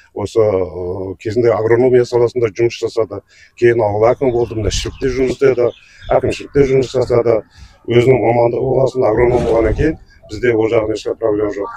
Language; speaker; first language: Kazakh; native; Kazakh